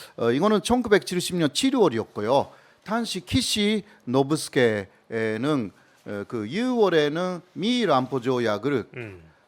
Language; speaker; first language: Korean; non-native, fluent; Japanese